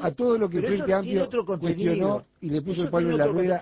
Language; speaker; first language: Spanish; native; Spanish